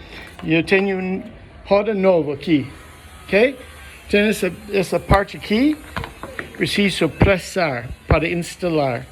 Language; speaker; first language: Portuguese; non-native, learner; English